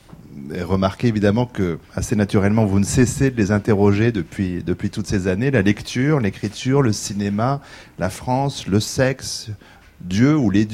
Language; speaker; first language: French; native; French